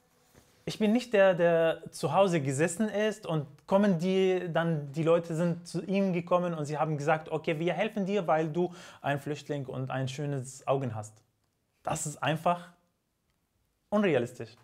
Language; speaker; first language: German; non-native, fluent; Arabic